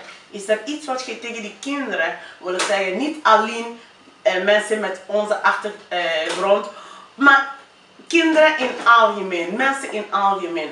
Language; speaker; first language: Dutch; non-native, fluent; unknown